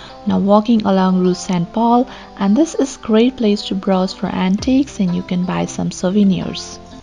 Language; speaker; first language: English; non-native, local second language; Hindi